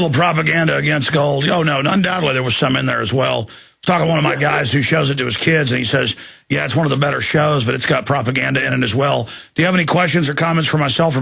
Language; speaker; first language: English; native; English